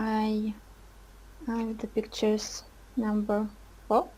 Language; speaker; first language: English; non-native, learner; Russian